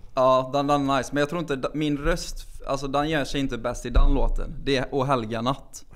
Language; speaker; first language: Swedish; native; Swedish